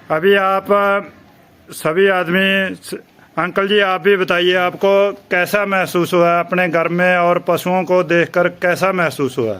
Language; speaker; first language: Hindi; non-native, local second language; Punjabi